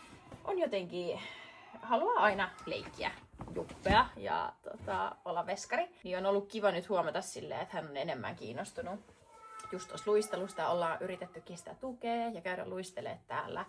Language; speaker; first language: Finnish; native; Finnish